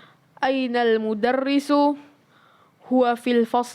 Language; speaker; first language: Arabic; non-native, learner; Indonesian